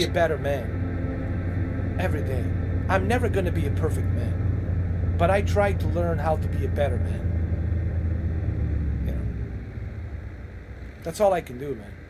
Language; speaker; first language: English; native; English